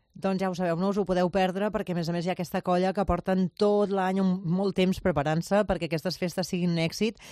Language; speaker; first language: Catalan; non-native, local second language; Spanish